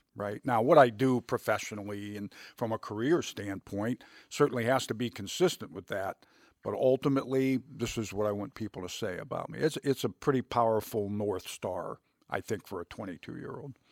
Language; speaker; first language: English; native; English